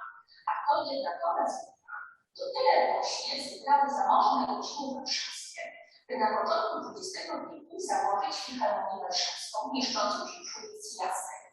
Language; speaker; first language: Polish; native; Polish